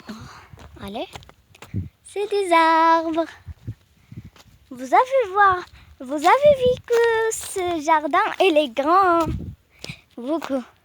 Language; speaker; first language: French; non-native, learner; Arabic